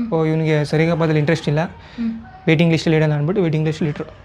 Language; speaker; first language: Kannada; non-native, fluent; Nepali